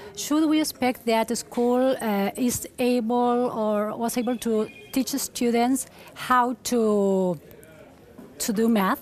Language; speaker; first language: English; non-native, fluent; Spanish